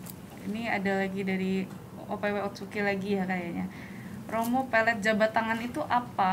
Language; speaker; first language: Indonesian; native; Indonesian